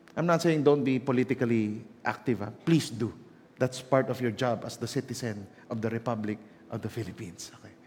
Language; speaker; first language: English; non-native, local second language; Filipino